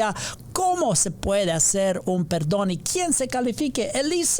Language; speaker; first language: Spanish; non-native, learner; English